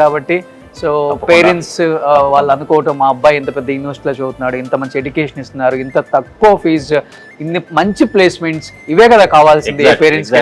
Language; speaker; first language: Telugu; native; Telugu